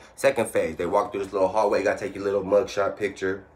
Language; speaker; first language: English; native; English